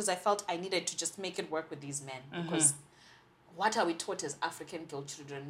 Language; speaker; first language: English; non-native, local second language; Shona